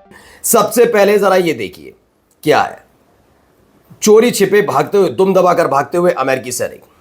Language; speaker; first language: Hindi; native; Hindi